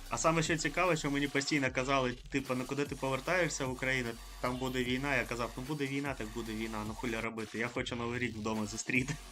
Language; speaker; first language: Ukrainian; non-native, local second language; Russian